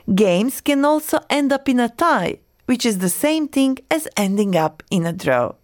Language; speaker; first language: English; non-native, fluent; Croatian